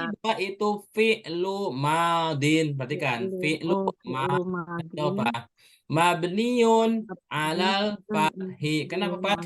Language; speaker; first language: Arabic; non-native, learner; Indonesian